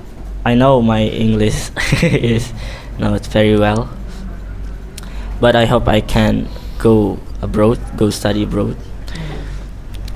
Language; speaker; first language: English; non-native, learner; Indonesian